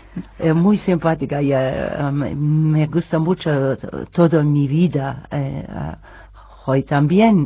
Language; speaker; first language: Spanish; non-native, learner; Turkish